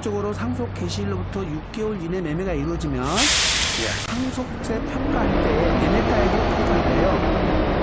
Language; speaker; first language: Korean; native; Korean